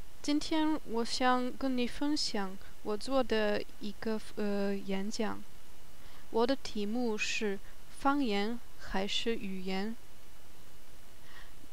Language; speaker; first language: Chinese; non-native, learner; German